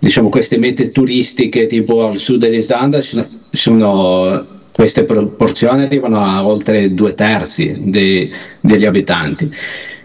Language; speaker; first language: Italian; native; Italian